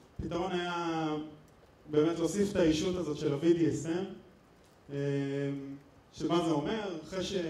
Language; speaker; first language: Hebrew; native; Hebrew